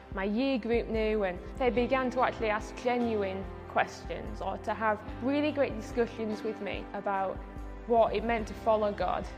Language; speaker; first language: English; native; English